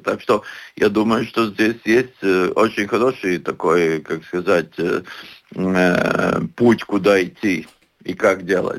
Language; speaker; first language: Russian; non-native, local second language; Latvian